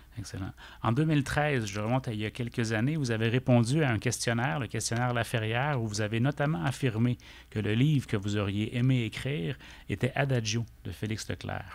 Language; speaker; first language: French; native; French